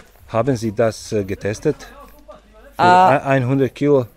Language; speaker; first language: German; non-native, learner; Serbian